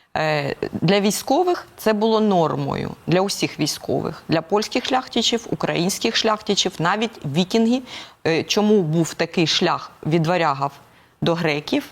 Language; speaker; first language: Ukrainian; non-native, local second language; Russian